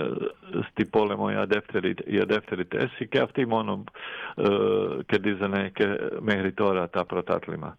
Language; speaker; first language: Greek; non-native, fluent; Croatian